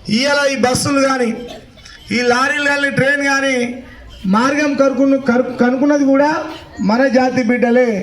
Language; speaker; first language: Telugu; non-native, local second language; Lambadi